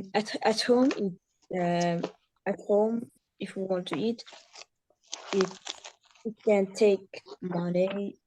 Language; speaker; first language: English; non-native, learner; Uzbek